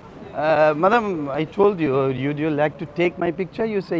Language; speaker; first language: English; non-native, learner; Persian